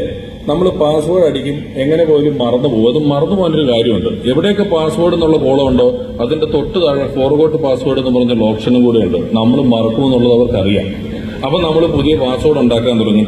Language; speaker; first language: Malayalam; native; Malayalam